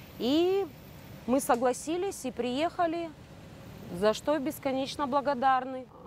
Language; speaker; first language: Russian; native; Russian